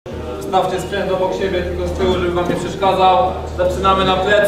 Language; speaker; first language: Polish; native; Polish